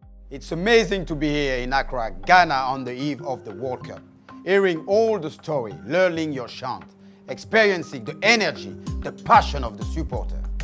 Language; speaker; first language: English; non-native, fluent; French